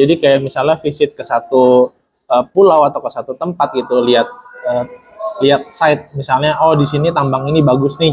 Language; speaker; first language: Indonesian; native; Indonesian